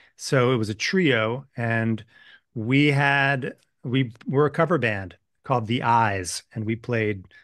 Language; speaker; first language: English; native; English